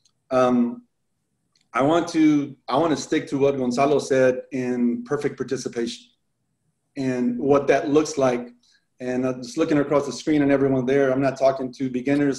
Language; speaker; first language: English; early bilingual, other home language; Spanish